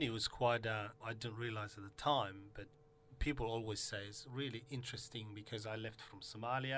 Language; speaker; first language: English; non-native, fluent; Somali